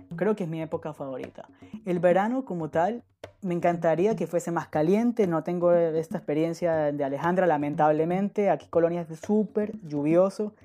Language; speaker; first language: Spanish; native; Spanish